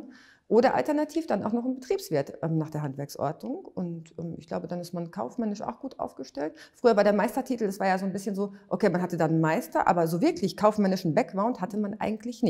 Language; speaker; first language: German; native; German